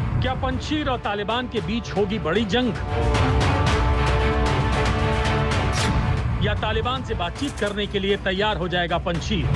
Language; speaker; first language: Hindi; native; Hindi